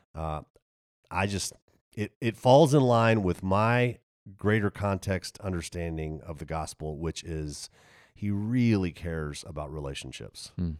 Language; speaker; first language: English; native; English